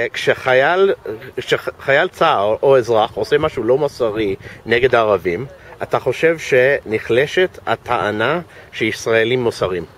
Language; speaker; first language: Hebrew; non-native, fluent; English